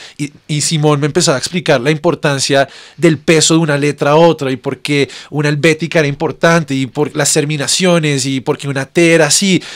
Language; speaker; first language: Spanish; native; Spanish